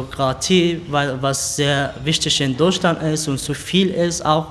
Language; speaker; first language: German; non-native, learner; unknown